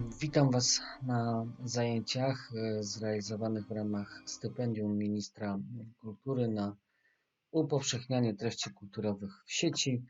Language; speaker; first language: Polish; native; Polish